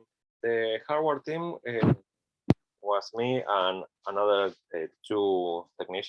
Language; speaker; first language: English; non-native, learner; Spanish